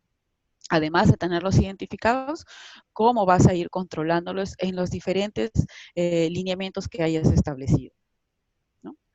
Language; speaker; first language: Spanish; native; Spanish